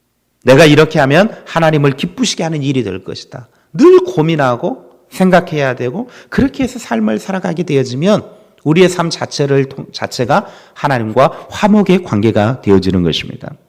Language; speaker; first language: Korean; native; Korean